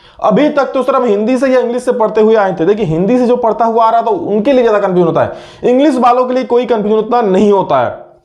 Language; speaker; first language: Hindi; native; Hindi